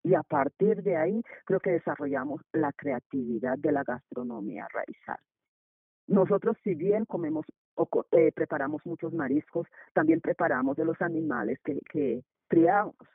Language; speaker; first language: Spanish; non-native, local second language; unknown